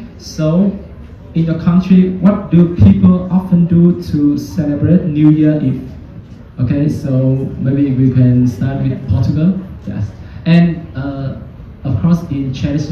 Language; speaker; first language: English; non-native, fluent; Vietnamese